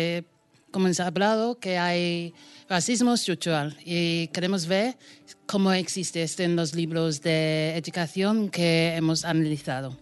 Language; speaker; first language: Spanish; non-native, fluent; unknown